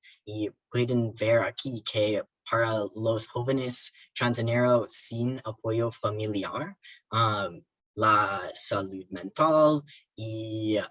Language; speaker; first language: Spanish; non-native, learner; English